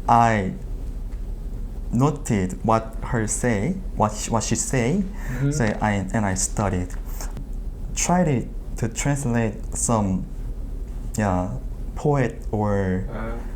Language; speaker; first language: English; non-native, learner; Japanese